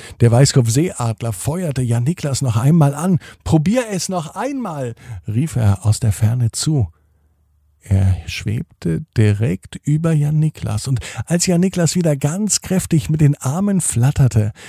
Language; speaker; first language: German; native; German